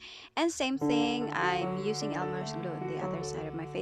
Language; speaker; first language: English; non-native, local second language; Filipino